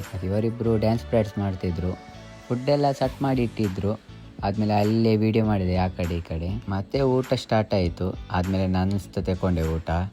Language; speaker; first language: Kannada; non-native, local second language; Tulu